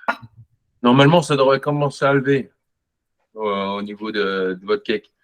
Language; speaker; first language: French; native; French